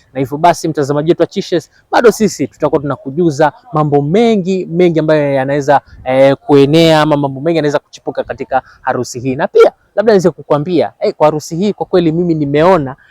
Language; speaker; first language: Swahili; native; Swahili